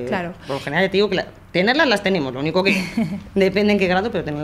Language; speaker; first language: Spanish; native; Spanish